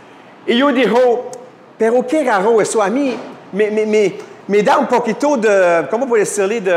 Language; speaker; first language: Spanish; non-native, fluent; French